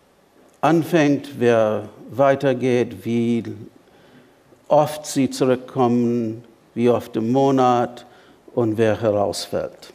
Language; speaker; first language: German; non-native, fluent; English